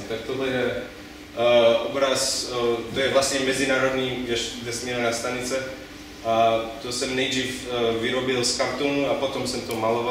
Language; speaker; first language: Czech; non-native, learner; English